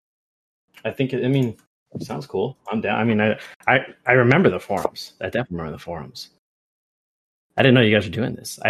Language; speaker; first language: English; native; English